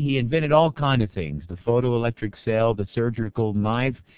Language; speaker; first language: English; native; English